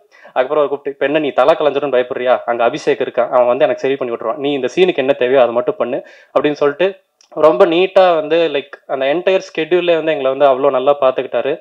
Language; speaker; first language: Tamil; native; Tamil